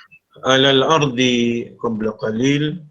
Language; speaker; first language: Arabic; non-native, fluent; Malay